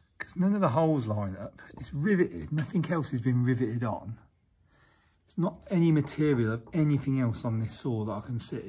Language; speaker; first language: English; native; English